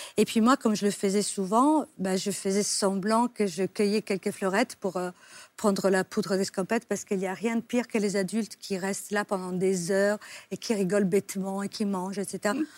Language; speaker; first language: French; non-native, fluent; Italian